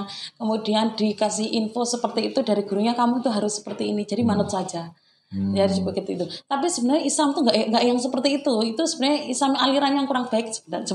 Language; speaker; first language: Indonesian; non-native, local second language; Javanese